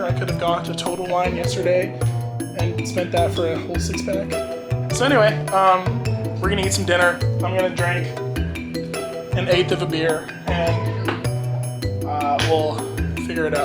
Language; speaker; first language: English; native; English